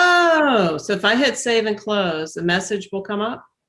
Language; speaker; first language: English; native; English